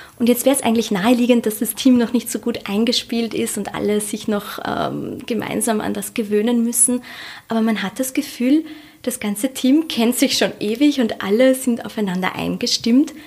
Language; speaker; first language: German; native; German